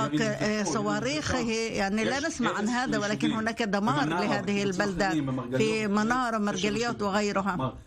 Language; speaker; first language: Arabic; non-native, fluent; Hebrew